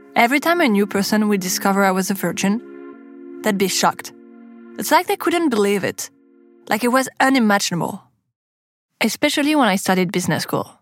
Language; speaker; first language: English; non-native, fluent; French